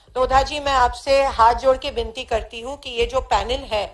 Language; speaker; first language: Hindi; non-native, local second language; Marathi